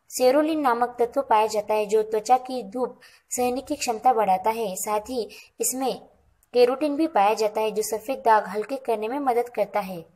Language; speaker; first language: Hindi; non-native, local second language; Marathi